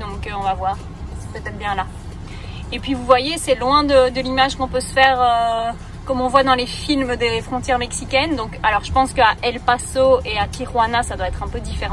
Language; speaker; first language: French; native; French